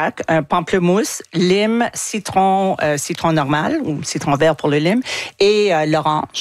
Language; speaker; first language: French; non-native, fluent; English